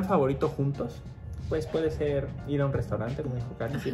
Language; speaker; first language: Spanish; native; Spanish